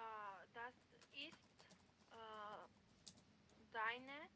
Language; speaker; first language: German; non-native, learner; Macedonian